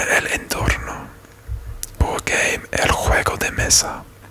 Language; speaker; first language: Spanish; non-native, learner; English